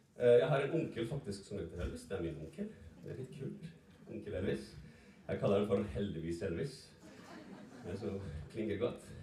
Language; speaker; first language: Norwegian; early bilingual, other home language; Serbian